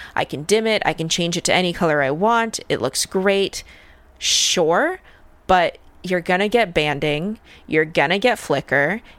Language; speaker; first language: English; early bilingual, other home language; Russian